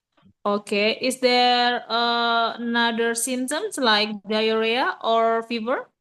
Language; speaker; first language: English; non-native, learner; Indonesian